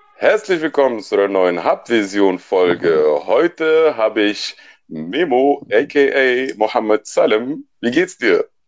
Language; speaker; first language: German; native; German